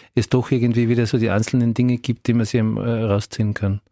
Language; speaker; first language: German; native; German